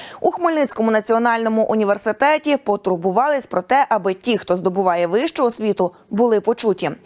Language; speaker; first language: Ukrainian; native; Ukrainian